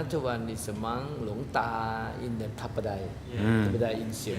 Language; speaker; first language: English; non-native, learner; Thai